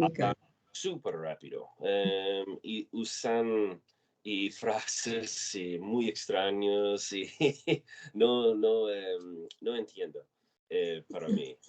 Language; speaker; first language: Spanish; non-native, learner; English